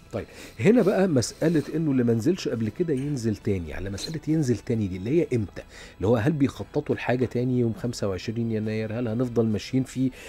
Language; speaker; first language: Arabic; native; Arabic